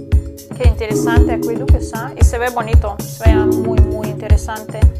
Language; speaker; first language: Spanish; non-native, fluent; Russian